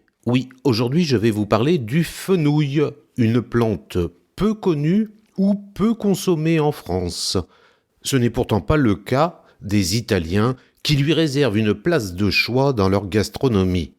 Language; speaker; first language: French; native; French